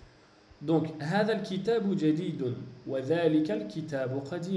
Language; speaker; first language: Arabic; non-native, fluent; French